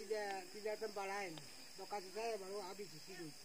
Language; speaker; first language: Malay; non-native, local second language; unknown